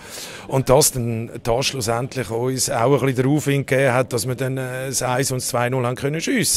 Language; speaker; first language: German; native; German